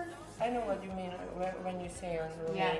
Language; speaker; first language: English; non-native, learner; Serbian